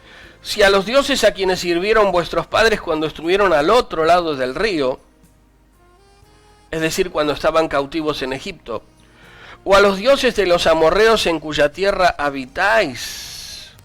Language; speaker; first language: Spanish; native; Spanish